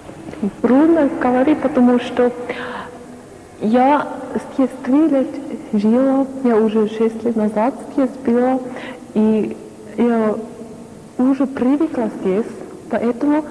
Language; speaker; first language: Russian; non-native, learner; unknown